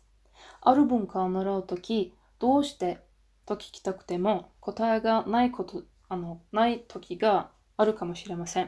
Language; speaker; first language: Japanese; non-native, fluent; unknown